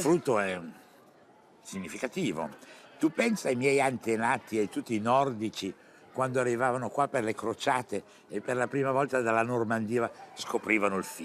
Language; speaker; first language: Italian; native; Italian